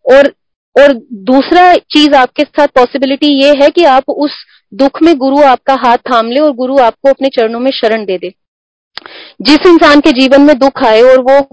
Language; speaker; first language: Hindi; non-native, local second language; Punjabi